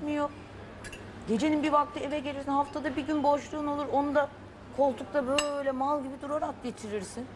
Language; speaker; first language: Turkish; native; Turkish